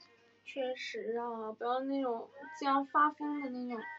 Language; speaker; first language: Chinese; native; Chinese